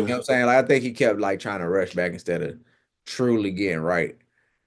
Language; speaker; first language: English; native; English